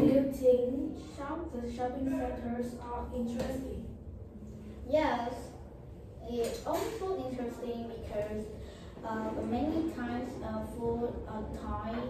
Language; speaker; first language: English; non-native, learner; Vietnamese